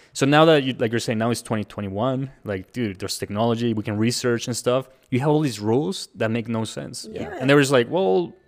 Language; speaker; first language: English; early bilingual, other home language; Spanish